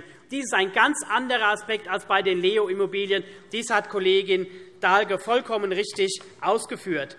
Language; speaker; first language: German; native; German